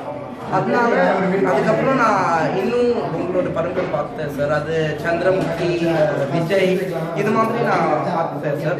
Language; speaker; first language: Tamil; non-native, fluent; Swedish